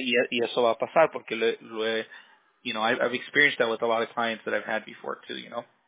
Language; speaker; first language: English; early bilingual, other home language; Spanish